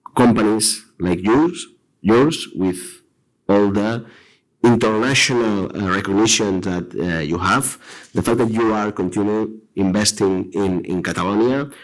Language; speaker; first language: English; non-native, fluent; Catalan